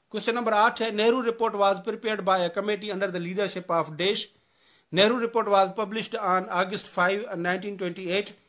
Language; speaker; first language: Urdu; non-native, local second language; Sindhi